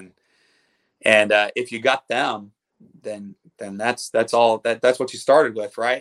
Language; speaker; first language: English; native; English